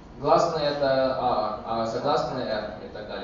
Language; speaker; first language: Russian; early bilingual, heritage; Russian